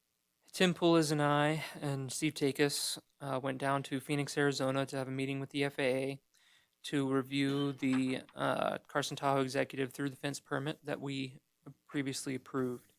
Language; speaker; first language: English; native; English